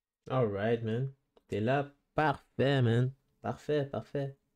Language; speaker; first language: French; native; French